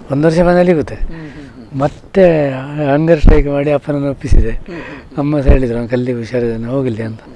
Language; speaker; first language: Kannada; native; Kannada